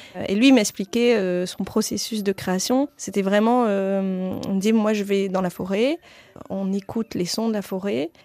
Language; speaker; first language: French; native; French